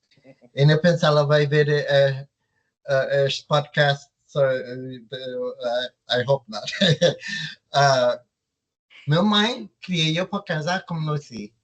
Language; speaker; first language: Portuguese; early bilingual, heritage; Portuguese